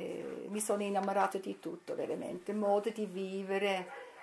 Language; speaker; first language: Italian; non-native, fluent; English